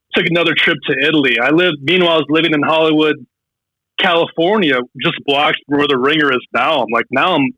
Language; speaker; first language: English; native; English